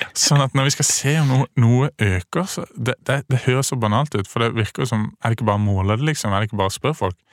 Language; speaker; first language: Norwegian; native; Norwegian